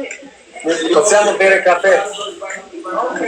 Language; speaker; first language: Italian; non-native, learner; Albanian